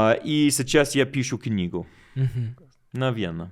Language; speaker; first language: Russian; non-native, learner; English